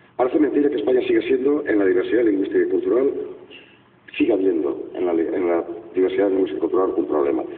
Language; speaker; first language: Spanish; non-native, local second language; Catalan